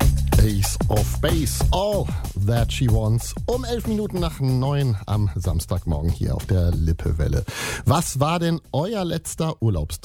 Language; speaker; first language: German; native; German